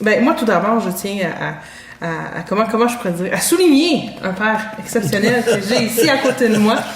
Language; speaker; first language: French; native; French